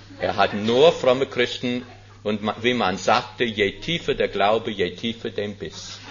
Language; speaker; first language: German; non-native, fluent; English